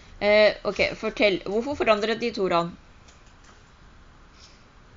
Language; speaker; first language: Norwegian; early bilingual, other home language; Urdu